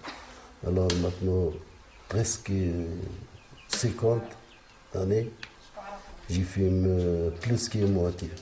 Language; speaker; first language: French; non-native, learner; Arabic